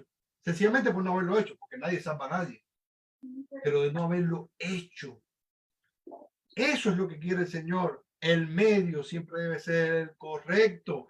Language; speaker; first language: Spanish; native; Spanish